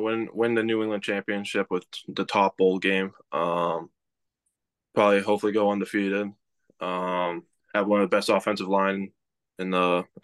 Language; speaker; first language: English; native; English